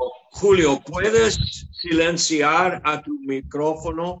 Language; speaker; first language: Spanish; non-native, fluent; English